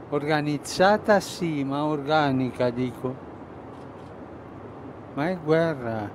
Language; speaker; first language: Italian; non-native, fluent; Spanish